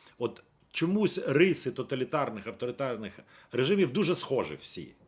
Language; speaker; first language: Ukrainian; native; Ukrainian